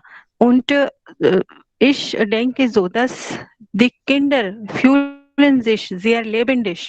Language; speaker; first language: German; non-native, learner; Hindi